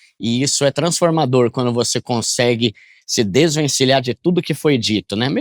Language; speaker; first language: Portuguese; native; Portuguese